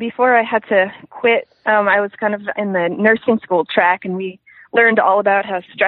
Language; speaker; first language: English; native; English